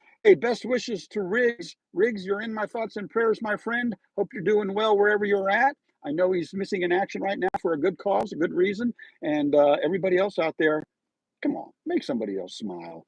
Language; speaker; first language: English; native; English